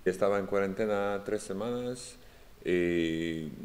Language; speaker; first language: Spanish; non-native, fluent; Serbian